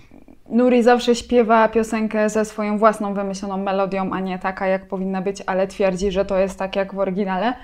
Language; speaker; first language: Polish; native; Polish